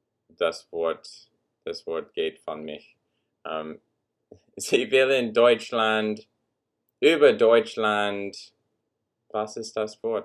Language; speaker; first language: German; non-native, learner; English